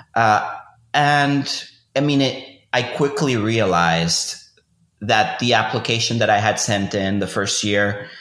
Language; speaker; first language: English; non-native, fluent; Spanish